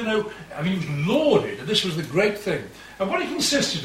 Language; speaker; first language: English; native; English